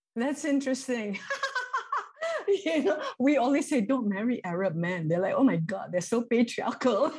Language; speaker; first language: English; non-native, local second language; Malay